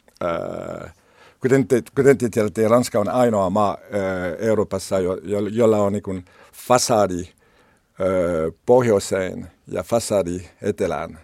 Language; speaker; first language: Finnish; non-native, learner; French